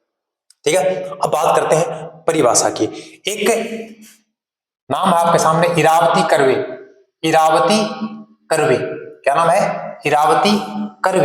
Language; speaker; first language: Hindi; native; Hindi